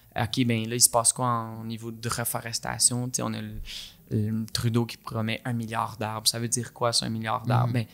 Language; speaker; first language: French; native; French